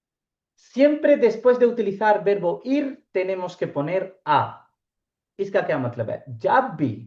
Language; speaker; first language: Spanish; non-native, fluent; Urdu